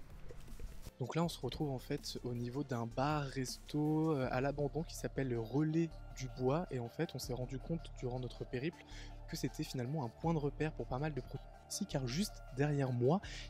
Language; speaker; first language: French; native; French